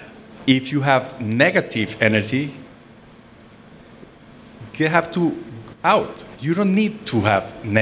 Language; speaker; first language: English; non-native, fluent; Spanish